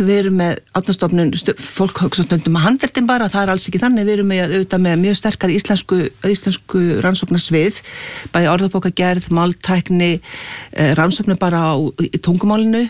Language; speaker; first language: Icelandic; native; Icelandic